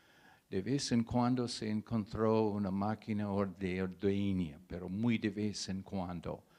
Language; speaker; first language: Spanish; non-native, fluent; English